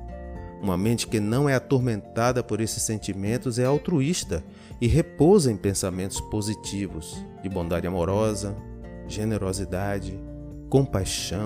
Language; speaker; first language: Portuguese; native; Portuguese